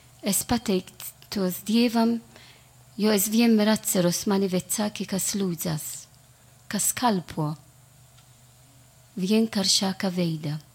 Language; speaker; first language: Latvian; non-native, learner; Italian